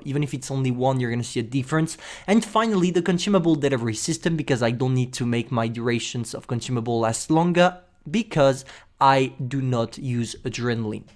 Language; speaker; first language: English; non-native, fluent; French